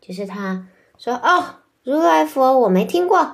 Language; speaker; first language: Chinese; native; Chinese